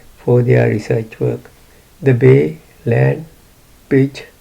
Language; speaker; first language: English; non-native, local second language; Sinhala